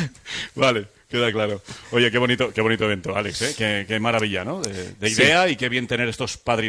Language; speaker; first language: Spanish; native; Spanish